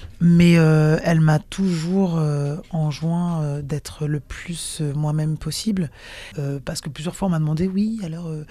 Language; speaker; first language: French; native; French